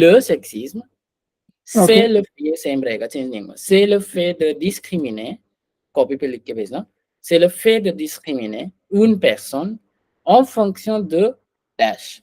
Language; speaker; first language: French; non-native, fluent; Hindi